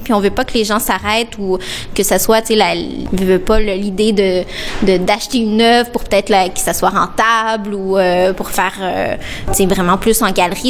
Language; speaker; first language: French; native; French